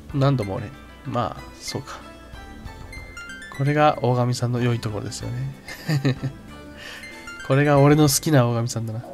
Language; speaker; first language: Japanese; native; Japanese